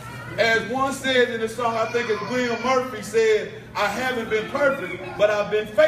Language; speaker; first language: English; native; English